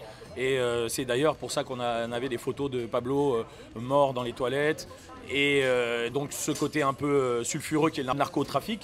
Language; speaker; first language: French; native; French